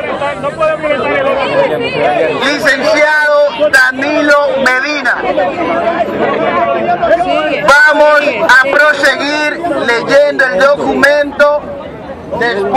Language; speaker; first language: Spanish; native; Spanish